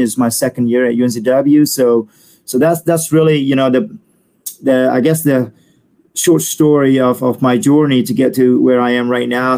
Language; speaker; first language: English; non-native, fluent; Indonesian